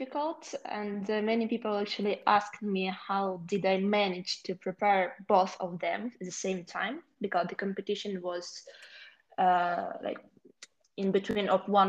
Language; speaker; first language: English; non-native, fluent; Ukrainian